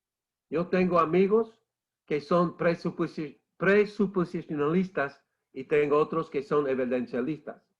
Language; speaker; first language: Spanish; non-native, fluent; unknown